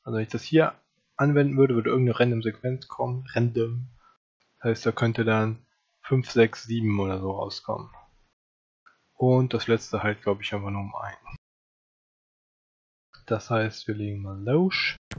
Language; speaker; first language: German; native; German